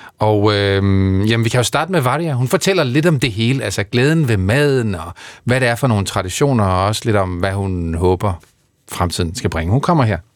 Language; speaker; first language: Danish; native; Danish